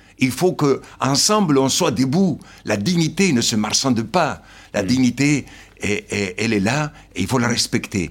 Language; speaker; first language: French; non-native, fluent; Slovenian